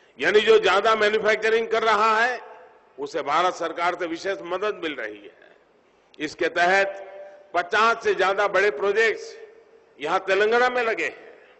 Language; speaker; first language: Hindi; non-native, local second language; Gujarati